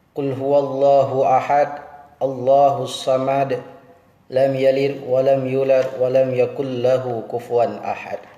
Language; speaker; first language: Malay; non-native, local second language; Achinese